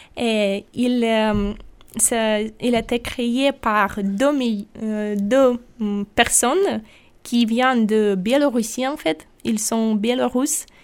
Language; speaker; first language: French; non-native, fluent; Russian